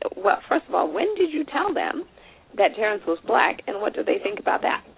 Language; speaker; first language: English; non-native, local second language; Shona